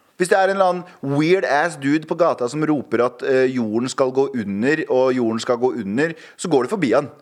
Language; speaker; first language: Norwegian; early bilingual, other home language; Kurdish